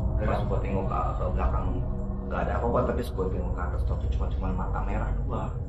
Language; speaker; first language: Indonesian; native; Indonesian